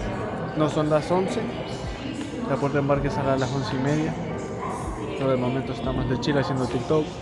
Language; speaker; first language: Spanish; early bilingual, other home language; Filipino